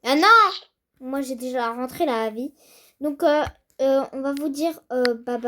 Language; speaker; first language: French; native; French